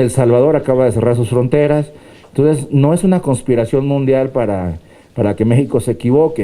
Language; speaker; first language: Spanish; native; Spanish